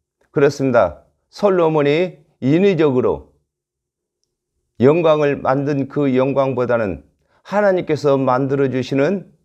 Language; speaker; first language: Korean; native; Korean